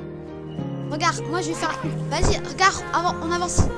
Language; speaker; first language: French; native; French